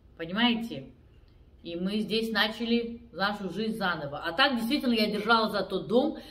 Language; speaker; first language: Russian; native; Russian